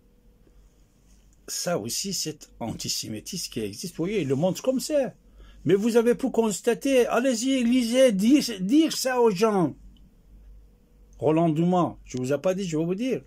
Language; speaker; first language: French; non-native, fluent; Persian